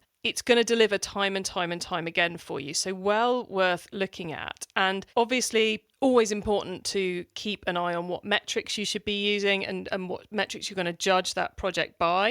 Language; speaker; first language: English; native; English